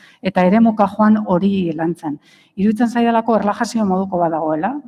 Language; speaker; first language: Basque; native; Basque